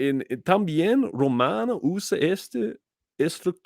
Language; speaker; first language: Portuguese; non-native, learner; English